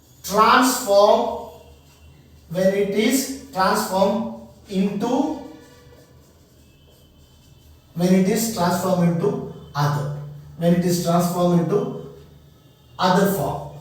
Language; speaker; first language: English; non-native, local second language; Telugu